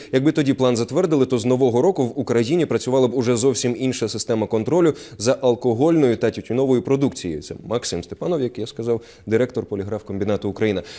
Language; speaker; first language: Ukrainian; native; Ukrainian